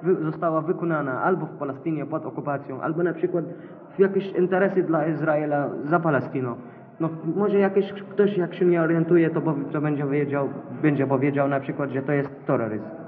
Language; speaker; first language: Polish; non-native, local second language; Arabic